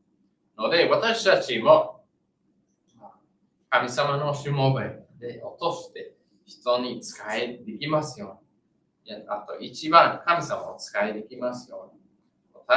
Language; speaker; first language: Japanese; non-native, fluent; English